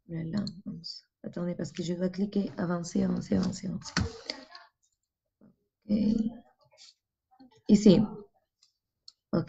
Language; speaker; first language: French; non-native, fluent; Spanish